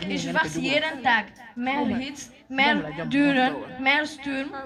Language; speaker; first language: German; non-native, learner; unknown